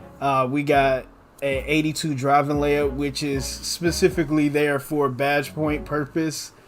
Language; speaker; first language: English; native; English